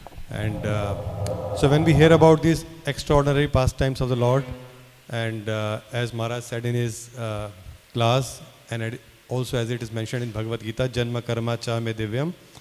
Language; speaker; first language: English; non-native, local second language; Hindi